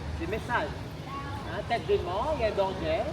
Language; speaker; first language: French; non-native, fluent; Thai